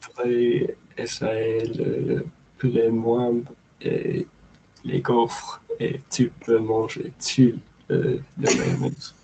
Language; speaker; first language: French; non-native, learner; English